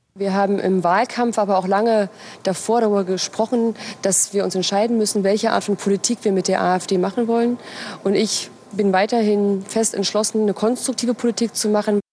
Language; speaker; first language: German; non-native, fluent; Romanian